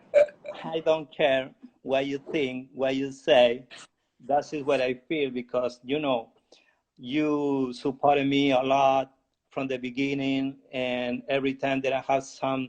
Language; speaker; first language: English; non-native, learner; Spanish